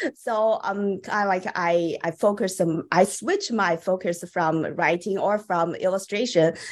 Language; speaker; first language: English; non-native, fluent; Chinese